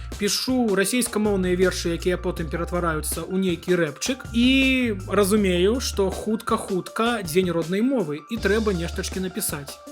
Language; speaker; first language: Belarusian; non-native, local second language; Russian